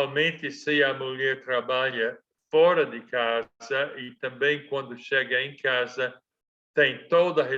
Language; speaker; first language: Portuguese; non-native, fluent; English